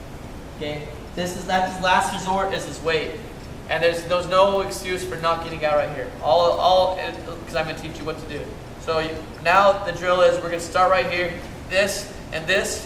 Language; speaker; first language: English; native; English